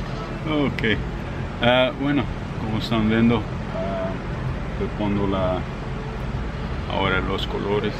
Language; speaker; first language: Spanish; non-native, fluent; Portuguese